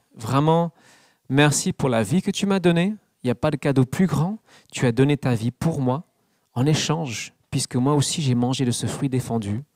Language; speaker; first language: French; non-native, fluent; English